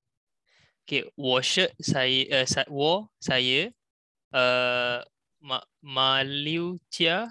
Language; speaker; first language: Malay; non-native, local second language; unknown